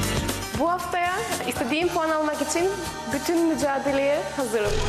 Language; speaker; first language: Turkish; non-native, fluent; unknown